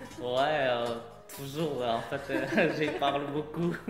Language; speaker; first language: French; non-native, learner; Uyghur